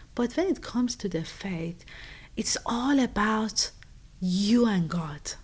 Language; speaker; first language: English; non-native, fluent; Persian